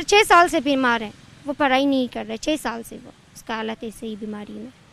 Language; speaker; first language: Hindi; non-native, learner; Persian